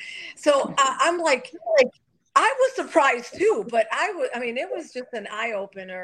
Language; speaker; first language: English; native; English